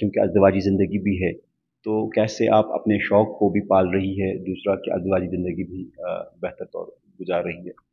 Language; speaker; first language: Hindi; non-native, local second language; Kashmiri